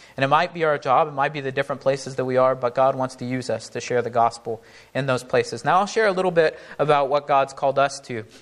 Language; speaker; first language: English; native; English